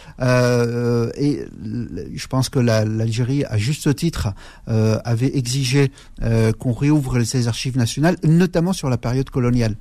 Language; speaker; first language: French; early bilingual, other home language; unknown